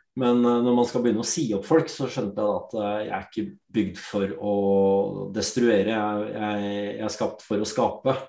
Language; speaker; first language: Norwegian; early bilingual, other home language; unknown